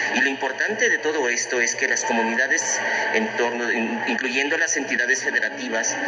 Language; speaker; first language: Spanish; native; Spanish